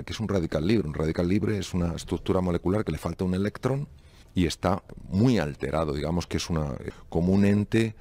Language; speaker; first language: Spanish; native; Spanish